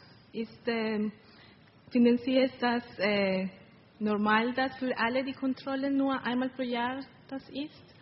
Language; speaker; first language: German; non-native, learner; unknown